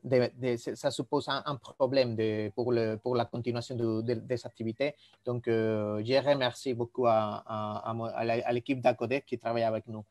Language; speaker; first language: French; non-native, fluent; Spanish